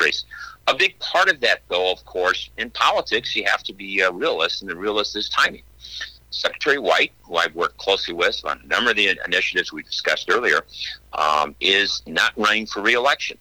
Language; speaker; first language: English; native; English